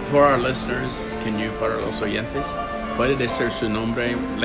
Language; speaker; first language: Spanish; non-native, fluent; English